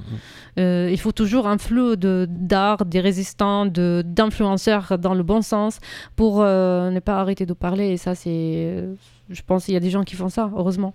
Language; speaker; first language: French; non-native, fluent; Arabic